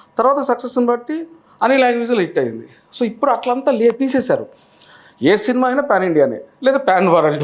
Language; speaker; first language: Telugu; native; Telugu